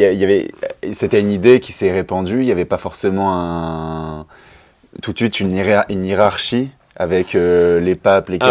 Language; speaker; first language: French; native; French